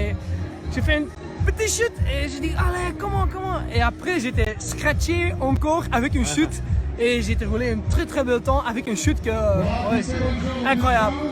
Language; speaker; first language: French; non-native, learner; Dutch